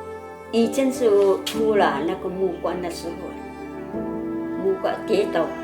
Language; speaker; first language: Chinese; non-native, local second language; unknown